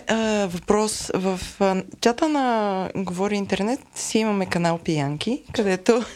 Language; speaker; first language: Bulgarian; native; Bulgarian